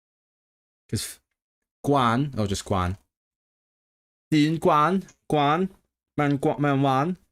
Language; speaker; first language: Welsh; non-native, learner; Cantonese